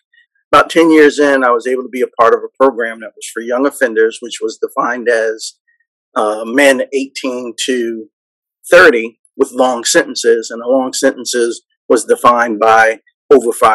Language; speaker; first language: English; native; English